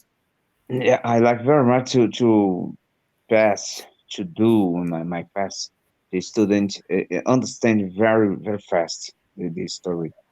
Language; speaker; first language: English; non-native, learner; Portuguese